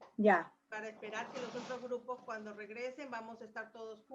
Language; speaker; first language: Spanish; native; Spanish